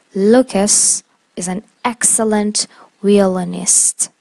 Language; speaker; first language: English; non-native, fluent; Persian